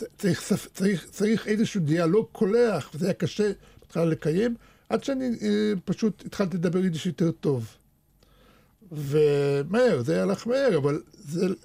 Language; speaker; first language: Hebrew; early bilingual, other home language; Russian